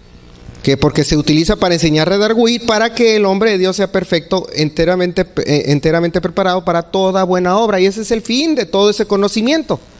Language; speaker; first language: Spanish; native; Spanish